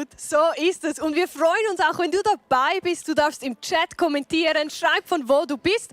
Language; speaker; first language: German; native; German